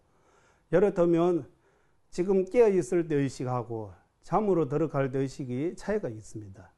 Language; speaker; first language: Korean; non-native, fluent; Tibetan